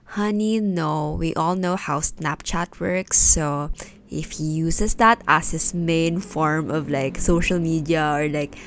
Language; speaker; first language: English; non-native, local second language; Filipino